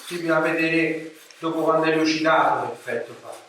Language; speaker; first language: Italian; native; Italian